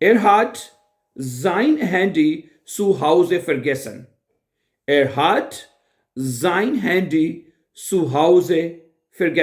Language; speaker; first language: German; non-native, fluent; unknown